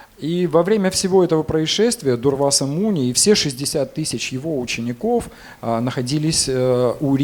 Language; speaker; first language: Russian; native; Russian